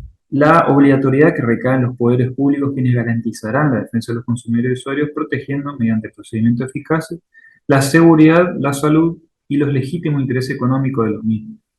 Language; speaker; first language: Spanish; native; Spanish